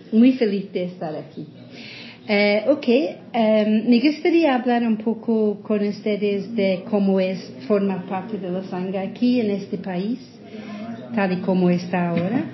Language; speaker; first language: Spanish; non-native, fluent; English